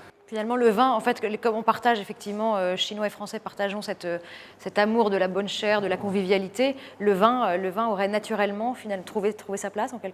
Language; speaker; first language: French; native; French